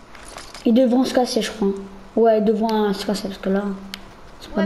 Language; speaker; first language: French; native; French